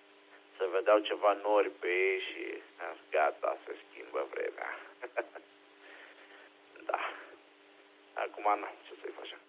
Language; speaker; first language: Romanian; native; Romanian